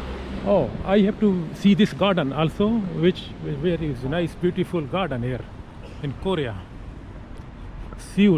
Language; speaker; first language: English; non-native, learner; Urdu